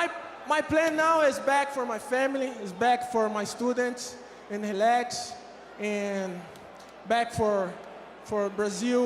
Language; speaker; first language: English; non-native, learner; Portuguese